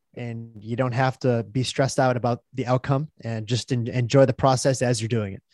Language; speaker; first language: English; native; English